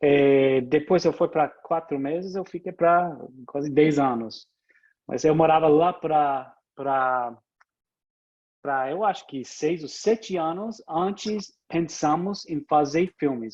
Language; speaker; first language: Portuguese; non-native, fluent; English